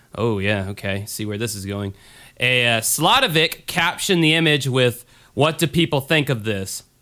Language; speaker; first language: English; native; English